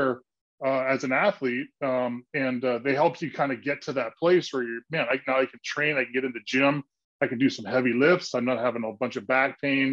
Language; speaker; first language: English; native; English